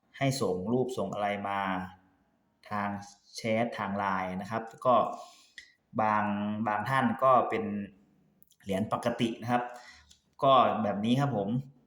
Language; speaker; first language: Thai; native; Thai